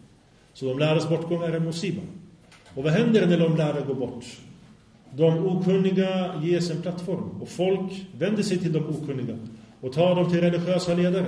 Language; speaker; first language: Swedish; early bilingual, other home language; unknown